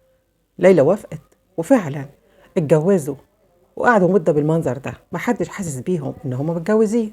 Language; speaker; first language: Arabic; native; Arabic